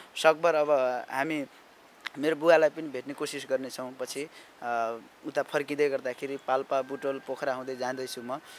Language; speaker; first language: Nepali; non-native, local second language; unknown